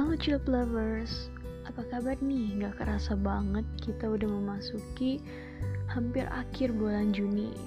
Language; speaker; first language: Indonesian; native; Indonesian